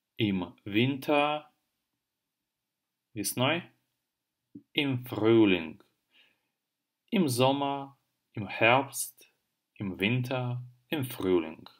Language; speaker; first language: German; non-native, fluent; Russian